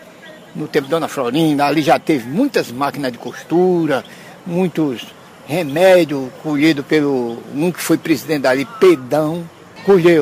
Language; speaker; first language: Portuguese; native; Portuguese